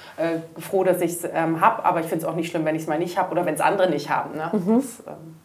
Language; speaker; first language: German; native; German